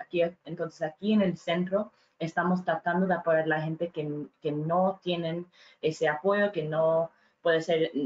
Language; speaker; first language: Spanish; non-native, fluent; English